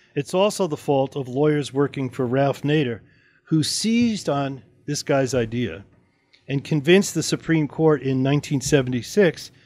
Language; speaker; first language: English; native; English